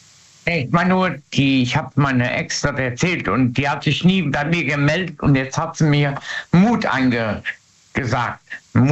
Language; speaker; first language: German; native; German